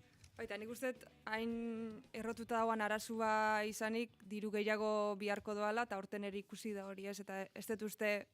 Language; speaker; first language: Basque; native; Basque